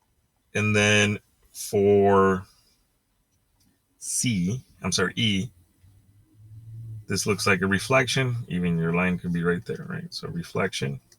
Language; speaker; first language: English; native; English